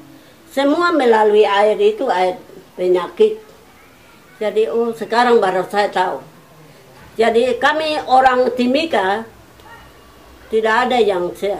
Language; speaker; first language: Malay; non-native, local second language; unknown